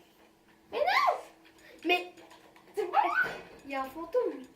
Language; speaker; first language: French; native; French